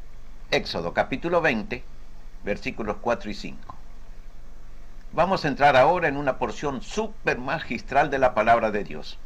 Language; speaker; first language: Spanish; native; Spanish